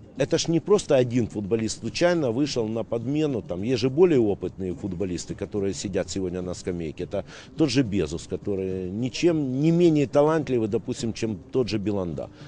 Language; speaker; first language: Russian; native; Russian